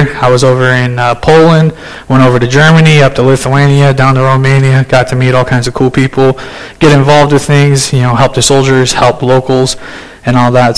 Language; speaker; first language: English; native; English